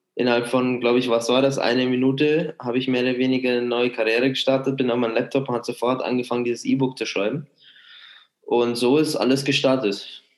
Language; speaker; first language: German; native; German